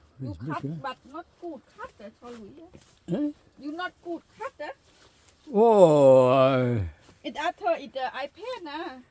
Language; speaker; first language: English; non-native, learner; Thai